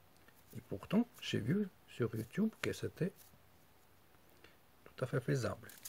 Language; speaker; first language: French; non-native, fluent; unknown